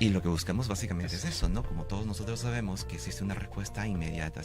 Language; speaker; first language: Spanish; native; Spanish